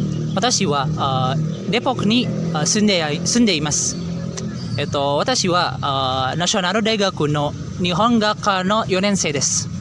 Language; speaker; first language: Japanese; non-native, learner; Indonesian